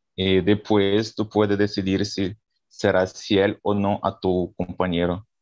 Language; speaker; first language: Spanish; non-native, fluent; Portuguese